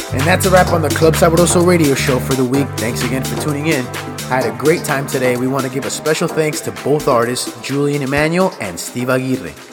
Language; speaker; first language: English; early bilingual, other home language; Spanish